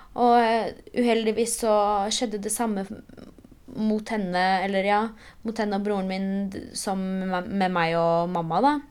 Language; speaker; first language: Norwegian; early bilingual, other home language; Polish